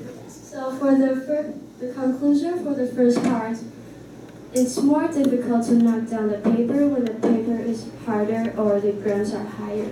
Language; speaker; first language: English; non-native, learner; Chinese